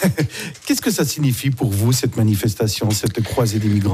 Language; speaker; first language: French; native; French